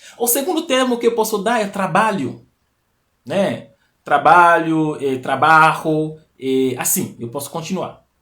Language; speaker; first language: Portuguese; non-native, fluent; Fon